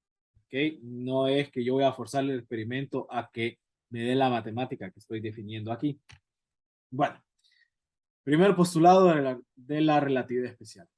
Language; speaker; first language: Spanish; native; Spanish